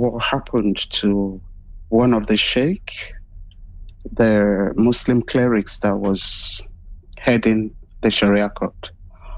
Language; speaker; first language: English; non-native, local second language; Yoruba